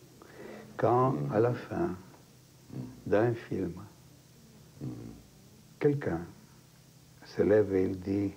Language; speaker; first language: French; non-native, fluent; Greek